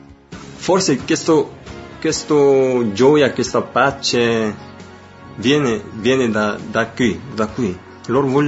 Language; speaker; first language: Italian; non-native, fluent; Korean